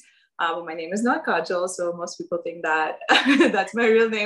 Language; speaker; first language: English; non-native, local second language; Urdu